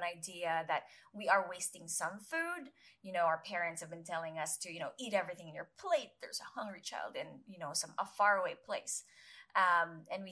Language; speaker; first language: English; non-native, local second language; Filipino